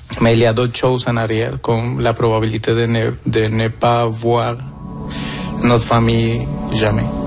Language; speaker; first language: French; non-native, fluent; Spanish